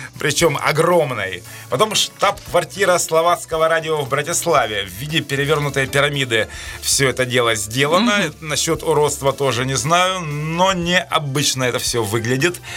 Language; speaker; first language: Russian; native; Russian